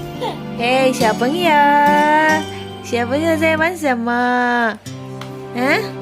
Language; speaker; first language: Chinese; non-native, fluent; Indonesian